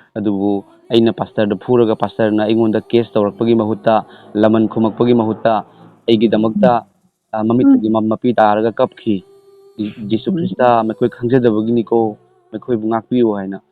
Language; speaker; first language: Manipuri; native; Manipuri